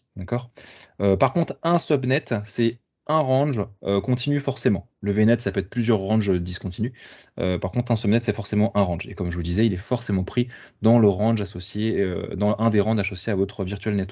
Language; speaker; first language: French; native; French